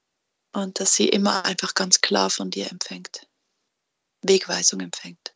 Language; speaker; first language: German; native; German